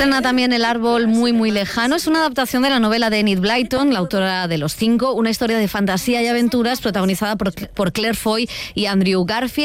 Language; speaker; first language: Spanish; native; Spanish